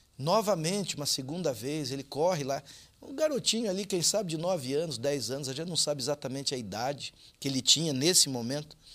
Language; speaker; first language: Portuguese; native; Portuguese